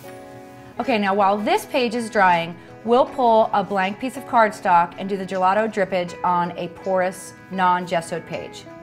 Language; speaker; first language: English; native; English